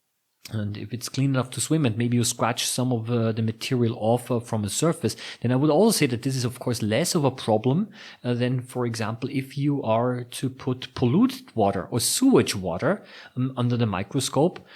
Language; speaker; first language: English; non-native, fluent; German